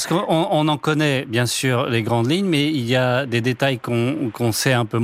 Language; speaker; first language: French; native; French